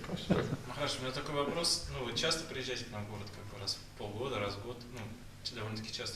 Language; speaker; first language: Russian; native; Russian